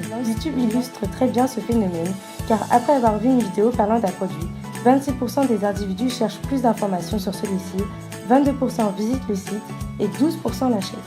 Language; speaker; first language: French; native; French